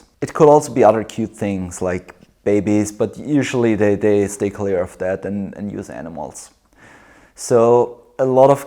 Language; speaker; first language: English; non-native, fluent; German